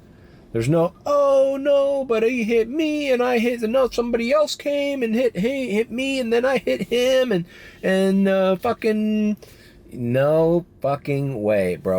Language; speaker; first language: English; early bilingual, other home language; Spanish